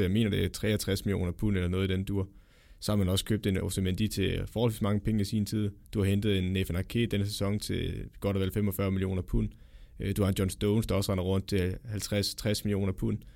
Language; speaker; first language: Danish; native; Danish